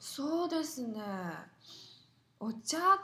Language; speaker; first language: Japanese; non-native, learner; Chinese